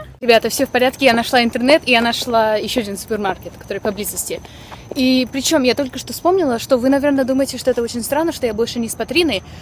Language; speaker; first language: Russian; early bilingual, other home language; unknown